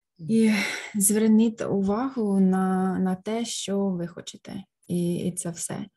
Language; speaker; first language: Ukrainian; early bilingual, heritage; Ukrainian